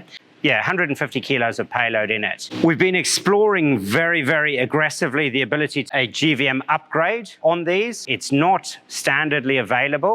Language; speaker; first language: English; native; English